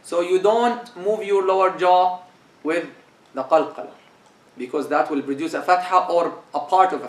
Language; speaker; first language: English; non-native, fluent; Arabic